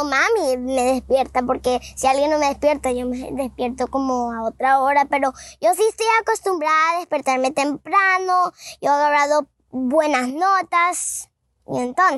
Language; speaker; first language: Spanish; early bilingual, heritage; Spanish